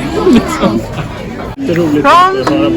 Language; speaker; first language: Swedish; native; Swedish